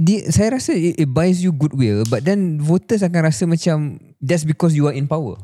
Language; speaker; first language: English; non-native, local second language; Malay